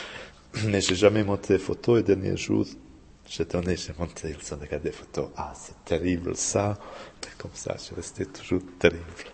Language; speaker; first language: French; non-native, fluent; Bosnian